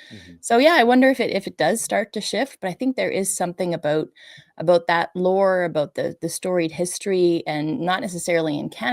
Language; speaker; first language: English; native; English